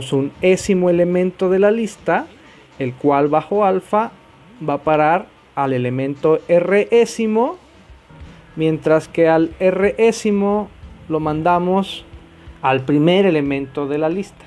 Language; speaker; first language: Spanish; native; Spanish